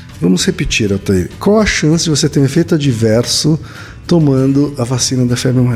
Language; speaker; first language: Portuguese; native; Portuguese